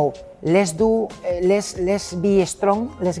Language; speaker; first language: English; non-native, fluent; Spanish